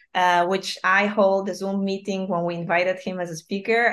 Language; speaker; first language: English; non-native, fluent; Polish